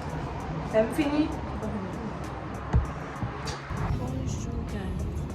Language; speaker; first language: French; non-native, learner; Haitian Creole